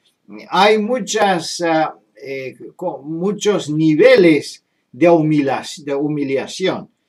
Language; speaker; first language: Spanish; non-native, fluent; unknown